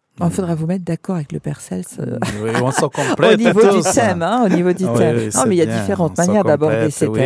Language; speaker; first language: French; native; French